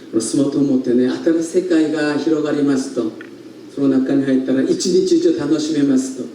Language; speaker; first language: Japanese; non-native, fluent; Korean